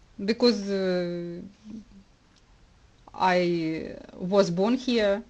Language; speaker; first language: English; non-native, learner; Russian